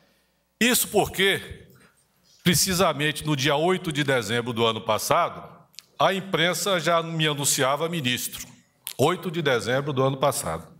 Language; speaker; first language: Portuguese; native; Portuguese